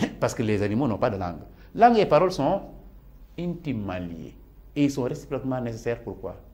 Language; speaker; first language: French; non-native, local second language; Serer